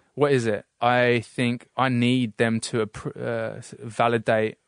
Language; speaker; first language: English; native; English